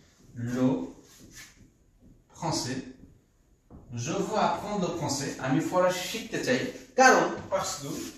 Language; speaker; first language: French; non-native, fluent; Bangla